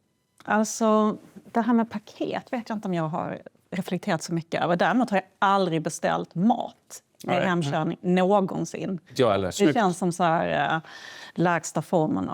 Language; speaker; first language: Swedish; native; Swedish